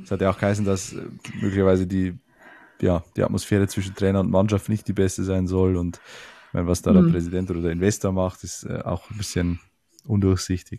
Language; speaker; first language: German; native; German